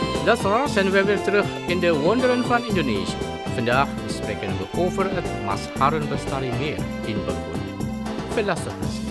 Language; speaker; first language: Dutch; non-native, fluent; Indonesian